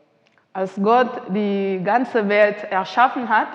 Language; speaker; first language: German; non-native, fluent; Indonesian